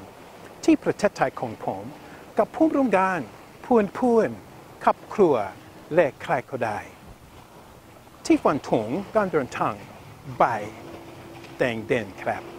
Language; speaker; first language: Thai; non-native, learner; English